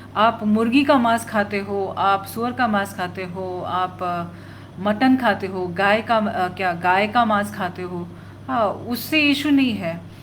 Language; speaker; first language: Hindi; non-native, local second language; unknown